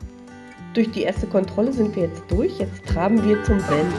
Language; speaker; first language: German; native; German